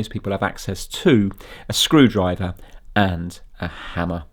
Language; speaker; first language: English; native; English